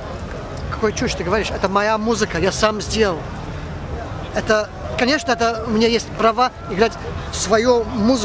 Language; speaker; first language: Russian; early bilingual, heritage; Russian